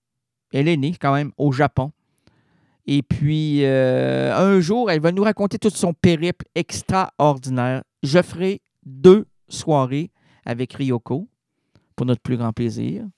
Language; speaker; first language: French; native; French